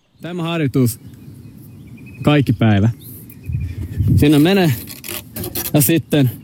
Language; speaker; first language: Finnish; non-native, local second language; Swedish